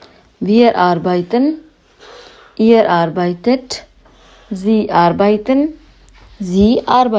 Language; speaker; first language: German; non-native, fluent; Hindi